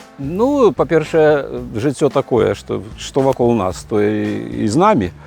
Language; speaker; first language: Belarusian; native; Belarusian